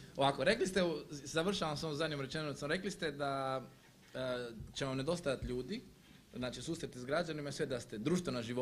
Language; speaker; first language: Croatian; native; Croatian